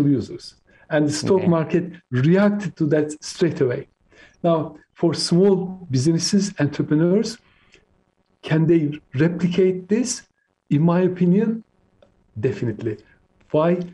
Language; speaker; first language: English; non-native, fluent; Turkish